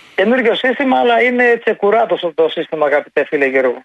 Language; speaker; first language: Greek; native; Greek